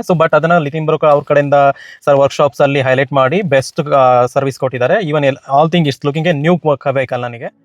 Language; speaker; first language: Kannada; native; Kannada